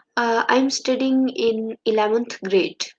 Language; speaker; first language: English; non-native, learner; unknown